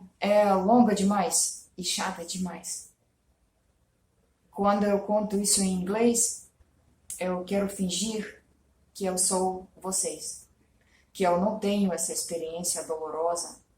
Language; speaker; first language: Portuguese; non-native, fluent; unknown